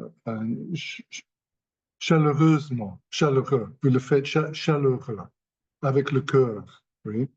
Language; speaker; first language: French; non-native, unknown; English